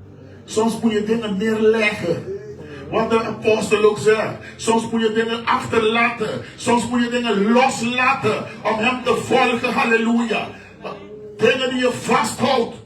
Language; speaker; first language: Dutch; non-native, fluent; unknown